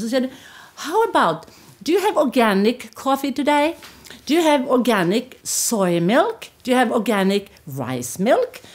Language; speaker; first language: English; non-native, fluent; Norwegian